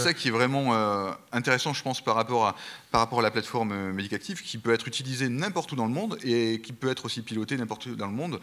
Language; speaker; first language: French; native; French